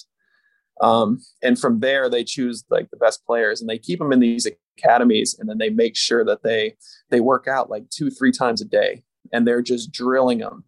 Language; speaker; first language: English; native; English